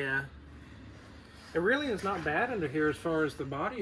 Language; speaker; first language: English; native; English